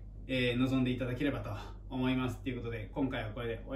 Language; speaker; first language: Japanese; native; Japanese